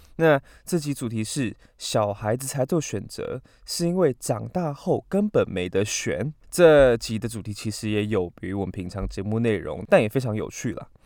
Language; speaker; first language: Chinese; early bilingual, heritage; Chinese